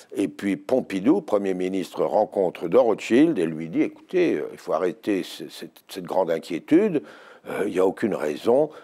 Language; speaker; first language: French; native; French